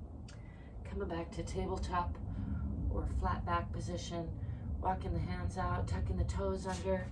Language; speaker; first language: English; native; English